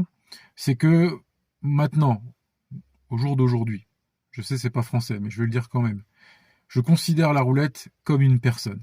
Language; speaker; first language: French; native; French